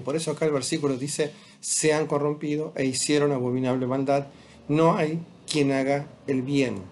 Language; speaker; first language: Spanish; native; Spanish